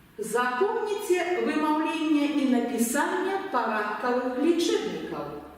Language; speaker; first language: Belarusian; native; Belarusian